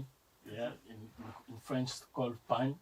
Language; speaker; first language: English; non-native, learner; French